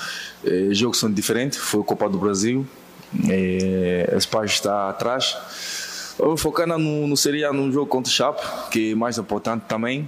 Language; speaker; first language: Portuguese; non-native, fluent; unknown